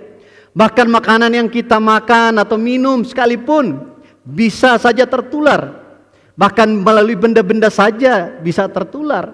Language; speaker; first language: Indonesian; native; Indonesian